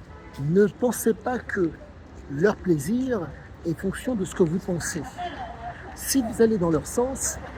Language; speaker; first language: French; native; French